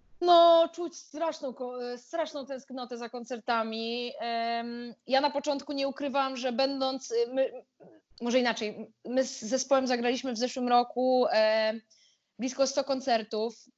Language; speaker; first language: Polish; native; Polish